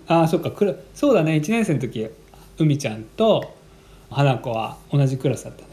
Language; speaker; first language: Japanese; native; Japanese